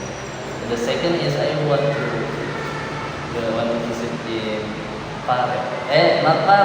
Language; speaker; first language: English; non-native, learner; Indonesian